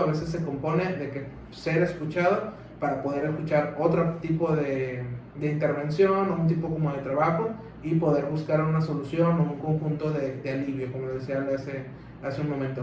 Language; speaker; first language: Spanish; native; Spanish